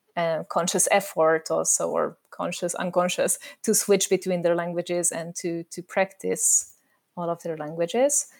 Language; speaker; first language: English; non-native, fluent; Hungarian